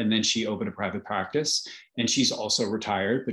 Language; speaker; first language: English; native; English